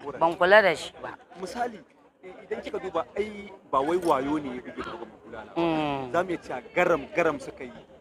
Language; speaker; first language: Hausa; native; Hausa